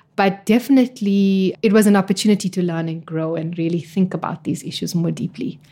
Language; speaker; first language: English; native; English